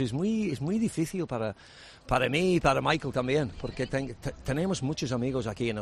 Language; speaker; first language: Spanish; non-native, learner; English